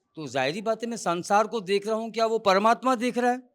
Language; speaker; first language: Urdu; non-native, local second language; Gujarati